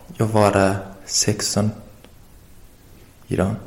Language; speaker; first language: Swedish; non-native, learner; Persian